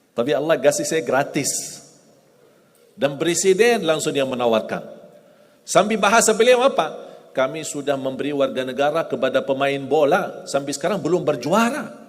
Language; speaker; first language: Indonesian; non-native, fluent; Arabic